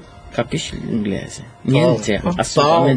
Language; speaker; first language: Italian; non-native, fluent; Maltese